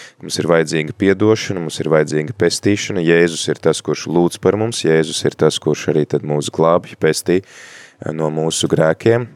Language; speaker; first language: Latvian; native; Latvian